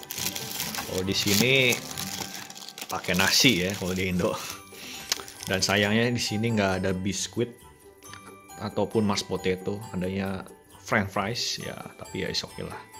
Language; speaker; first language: Indonesian; native; Indonesian